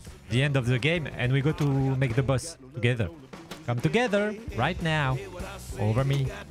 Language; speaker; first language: English; non-native, learner; French